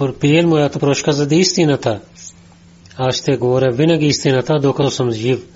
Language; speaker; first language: Bulgarian; non-native, learner; Urdu